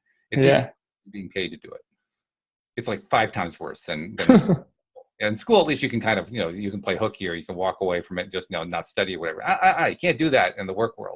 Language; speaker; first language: English; native; English